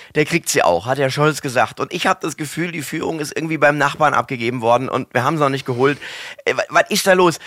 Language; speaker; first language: German; native; German